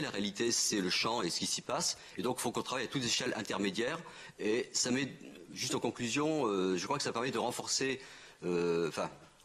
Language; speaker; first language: French; native; French